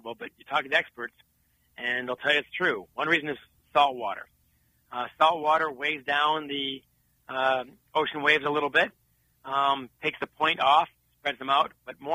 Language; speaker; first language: English; native; English